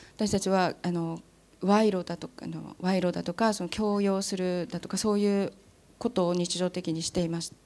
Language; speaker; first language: Japanese; native; Japanese